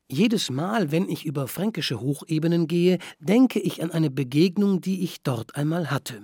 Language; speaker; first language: German; native; German